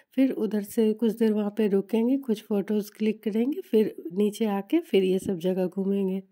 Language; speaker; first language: Hindi; non-native, local second language; Bangla